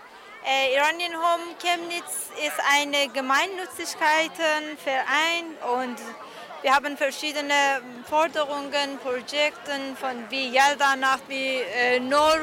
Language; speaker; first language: German; non-native, learner; Persian